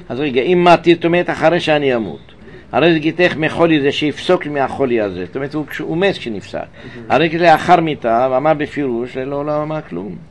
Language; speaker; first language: Hebrew; native; Hebrew